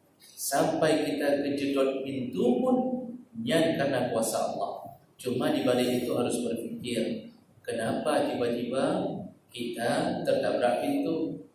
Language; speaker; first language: Malay; non-native, local second language; Achinese